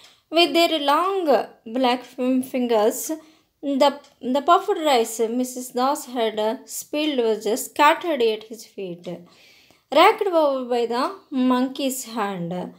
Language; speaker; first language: English; non-native, local second language; Telugu